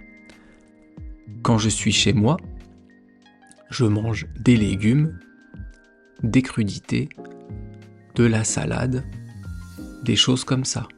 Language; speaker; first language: French; native; French